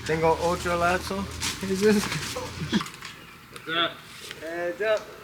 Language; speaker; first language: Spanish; non-native, learner; English